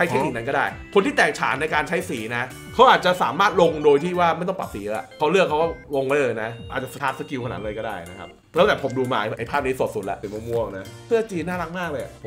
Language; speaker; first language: Thai; native; Thai